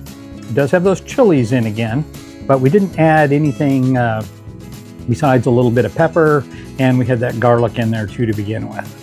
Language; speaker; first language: English; native; English